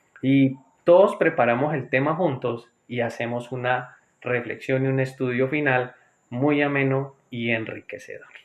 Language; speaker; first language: Spanish; native; Spanish